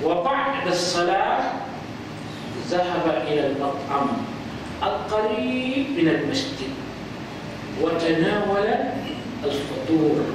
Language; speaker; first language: Arabic; non-native, fluent; Malay